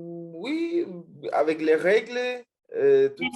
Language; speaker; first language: French; non-native, learner; Spanish